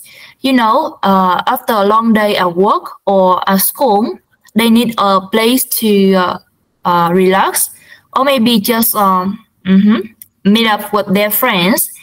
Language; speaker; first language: English; non-native, learner; Vietnamese